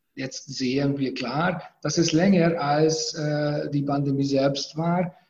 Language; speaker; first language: German; non-native, fluent; Hungarian